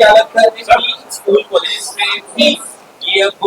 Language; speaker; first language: Hindi; native; Hindi